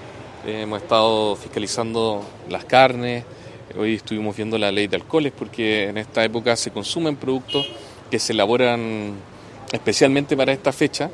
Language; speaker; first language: Spanish; native; Spanish